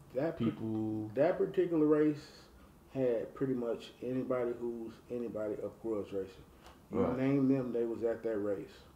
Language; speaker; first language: English; native; English